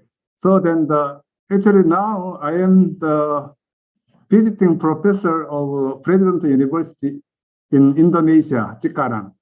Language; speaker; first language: English; non-native, learner; Korean